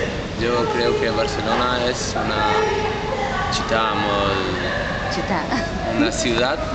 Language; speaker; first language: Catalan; non-native, learner; Italian